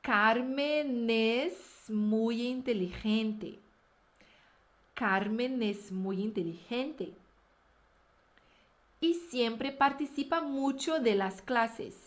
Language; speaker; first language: Spanish; non-native, fluent; Portuguese